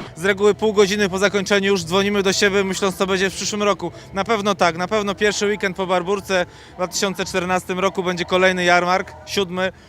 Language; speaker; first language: Polish; native; Polish